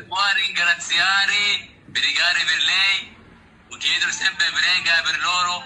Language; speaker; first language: Italian; non-native, learner; Arabic